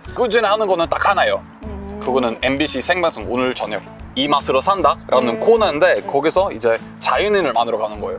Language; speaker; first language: Korean; non-native, fluent; Swedish